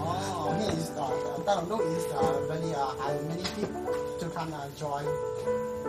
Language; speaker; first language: English; non-native, learner; Hmong